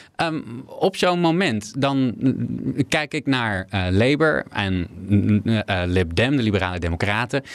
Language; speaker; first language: Dutch; native; Dutch